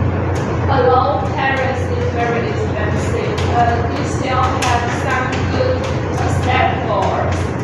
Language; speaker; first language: English; non-native, learner; Chinese